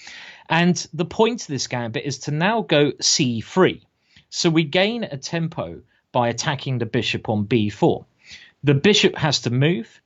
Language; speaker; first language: English; native; English